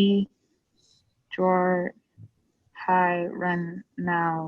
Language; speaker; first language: Chinese; non-native, learner; English